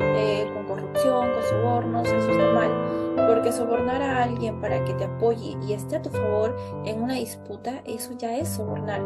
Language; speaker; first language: Spanish; native; Spanish